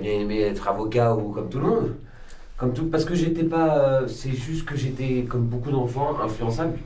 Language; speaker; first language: French; native; French